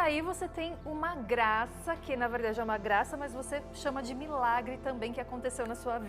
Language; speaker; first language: Portuguese; native; Portuguese